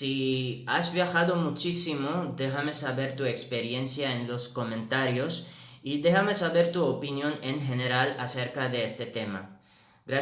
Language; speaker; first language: Spanish; non-native, fluent; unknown